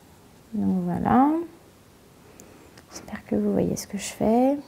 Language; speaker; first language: French; native; French